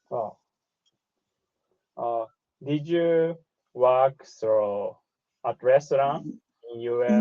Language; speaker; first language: English; non-native, learner; Japanese